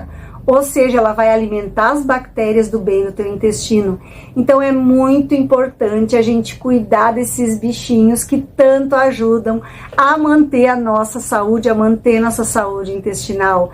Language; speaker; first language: Portuguese; native; Portuguese